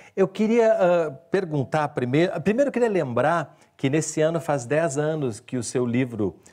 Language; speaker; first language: Portuguese; native; Portuguese